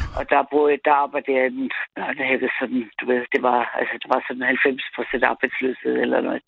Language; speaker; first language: Danish; non-native, fluent; German